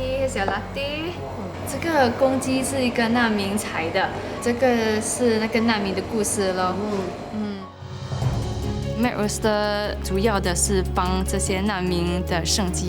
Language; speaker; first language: Chinese; non-native, local second language; English